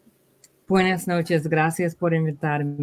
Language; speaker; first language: Spanish; early bilingual, heritage; Spanish